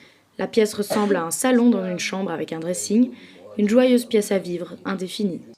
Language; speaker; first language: French; native; French